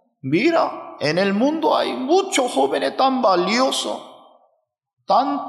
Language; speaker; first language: Spanish; non-native, fluent; Korean